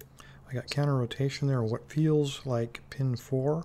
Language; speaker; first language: English; native; English